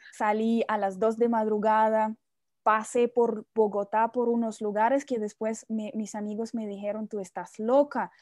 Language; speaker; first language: Spanish; non-native, fluent; Russian